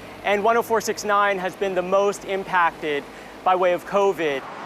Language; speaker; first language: English; native; English